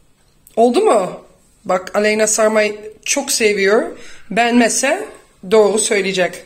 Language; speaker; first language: Turkish; non-native, fluent; Dutch